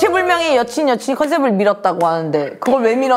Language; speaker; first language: Korean; native; Korean